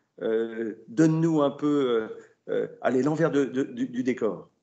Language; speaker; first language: French; native; French